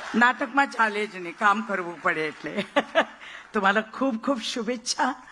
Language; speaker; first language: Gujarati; non-native, local second language; Marathi